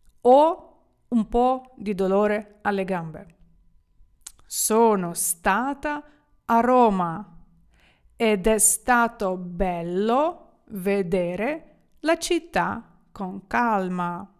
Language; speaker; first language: Italian; non-native, fluent; Ukrainian